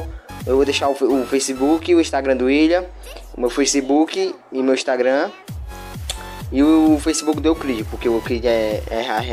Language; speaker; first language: Portuguese; native; Portuguese